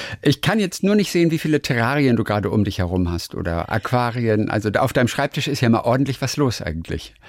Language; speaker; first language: German; native; German